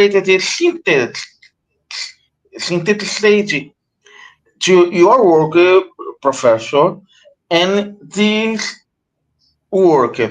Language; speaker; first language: English; non-native, learner; Portuguese